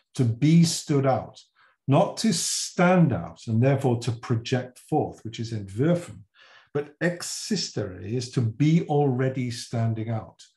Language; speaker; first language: English; native; English